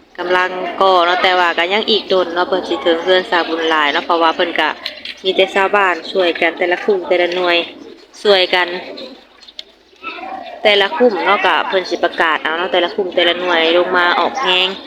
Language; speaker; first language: Thai; non-native, local second language; Lao